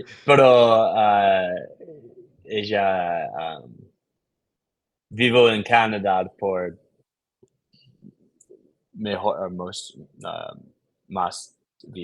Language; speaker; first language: Spanish; non-native, learner; English